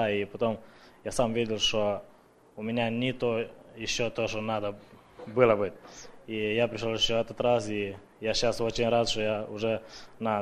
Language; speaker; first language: Russian; early bilingual, heritage; Russian